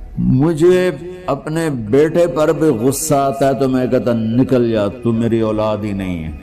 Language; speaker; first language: Urdu; non-native, local second language; Punjabi